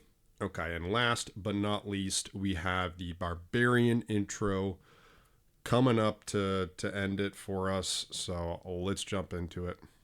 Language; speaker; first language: English; native; English